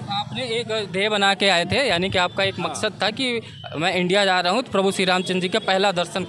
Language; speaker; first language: Hindi; native; Hindi